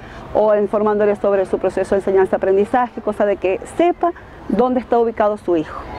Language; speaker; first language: Spanish; native; Spanish